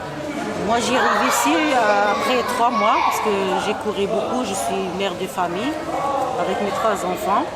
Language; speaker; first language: French; non-native, local second language; Arabic